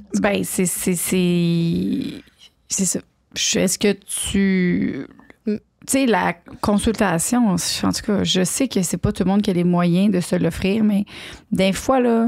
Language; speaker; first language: French; native; French